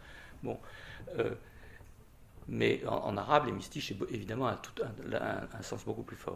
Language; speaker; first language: French; native; French